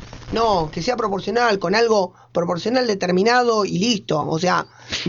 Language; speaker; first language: Spanish; native; Spanish